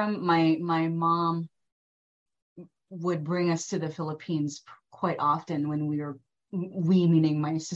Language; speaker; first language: English; early bilingual, other home language; Filipino